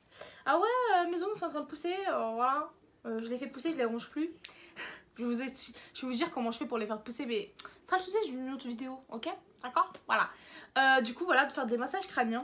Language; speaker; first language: French; native; French